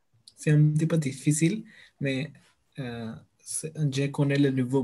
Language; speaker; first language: French; non-native, learner; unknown